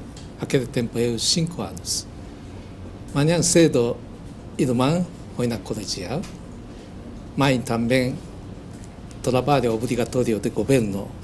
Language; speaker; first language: Portuguese; non-native, learner; Japanese